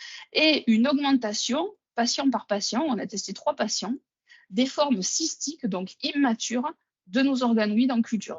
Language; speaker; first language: French; native; French